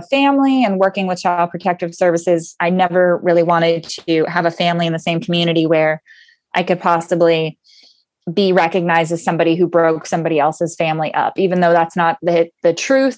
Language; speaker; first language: English; native; English